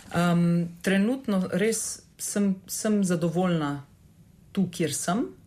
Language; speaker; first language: Slovenian; native; Slovenian